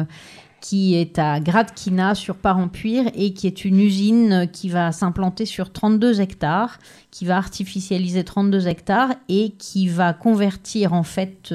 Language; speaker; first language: French; native; French